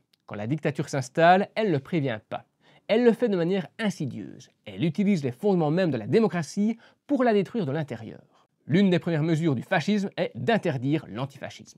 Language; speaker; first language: French; native; French